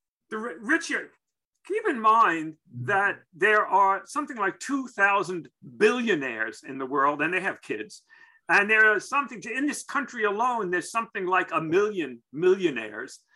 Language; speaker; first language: English; native; English